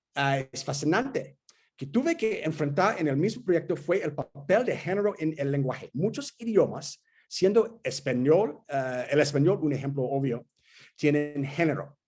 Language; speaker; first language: Spanish; non-native, fluent; English